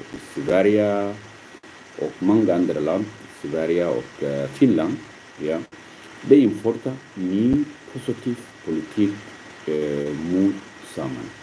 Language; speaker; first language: Swedish; non-native, learner; Arabic